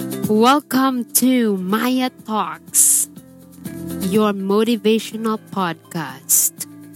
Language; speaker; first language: English; non-native, local second language; Filipino